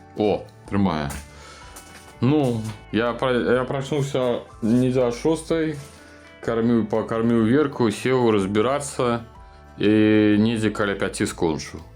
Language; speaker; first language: Belarusian; native; Belarusian